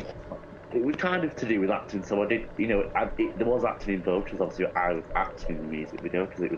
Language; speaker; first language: English; native; English